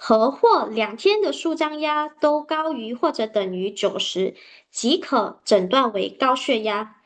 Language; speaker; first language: Chinese; native; Chinese